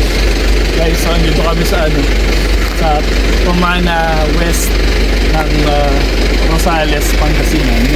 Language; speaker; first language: Filipino; native; Filipino